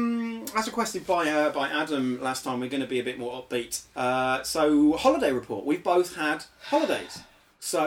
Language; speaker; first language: English; native; English